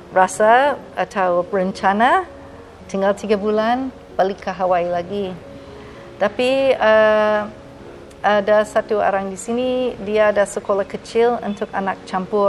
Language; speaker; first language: Indonesian; non-native, fluent; English